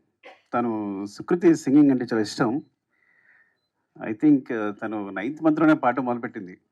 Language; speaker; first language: Telugu; native; Telugu